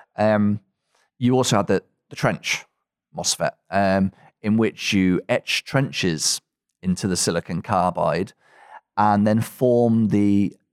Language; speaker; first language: English; native; English